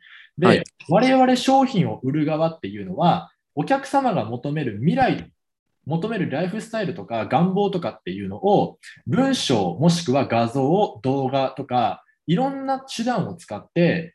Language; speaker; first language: Japanese; native; Japanese